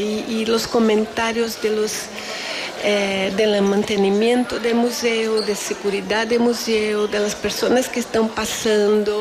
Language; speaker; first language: Spanish; non-native, fluent; Portuguese